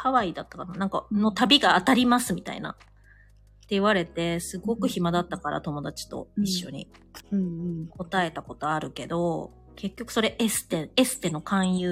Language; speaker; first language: Japanese; native; Japanese